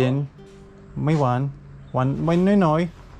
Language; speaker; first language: Thai; non-native, learner; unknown